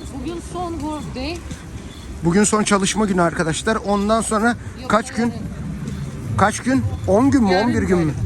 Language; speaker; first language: Turkish; non-native, learner; Russian